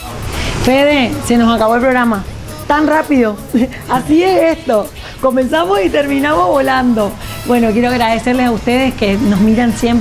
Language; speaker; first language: Spanish; native; Spanish